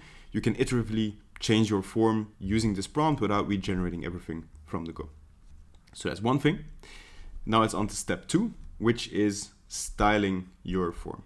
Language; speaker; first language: English; non-native, fluent; Dutch